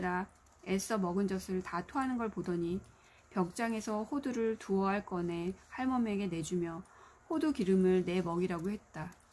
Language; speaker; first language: Korean; native; Korean